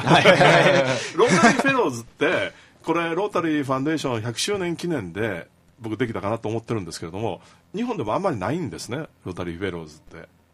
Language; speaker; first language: Japanese; native; Japanese